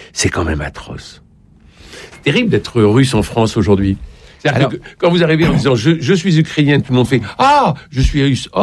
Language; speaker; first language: French; native; French